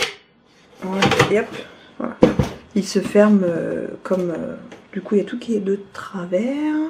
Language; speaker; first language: French; native; French